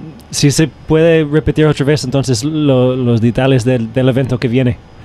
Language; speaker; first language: Spanish; non-native, fluent; English